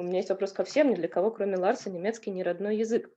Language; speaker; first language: Russian; native; Russian